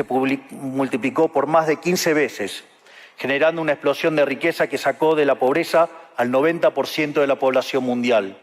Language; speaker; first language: Spanish; native; Spanish